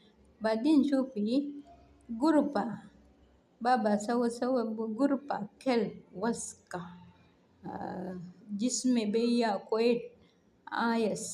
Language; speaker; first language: Arabic; non-native, learner; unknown